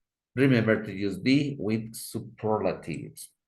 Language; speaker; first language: English; non-native, fluent; Spanish